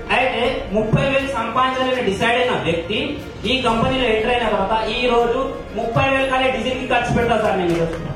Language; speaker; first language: Telugu; non-native, local second language; Urdu